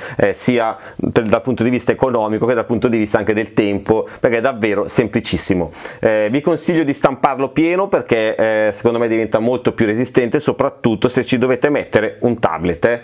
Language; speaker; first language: Italian; native; Italian